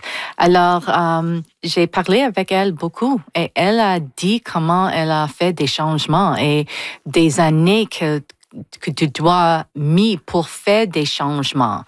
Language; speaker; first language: French; non-native, local second language; English